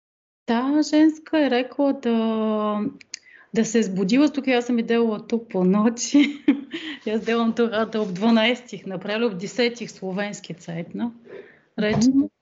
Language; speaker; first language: Slovenian; non-native, fluent; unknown